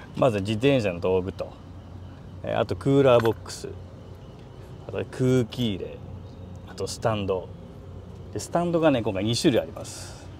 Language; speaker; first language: Japanese; native; Japanese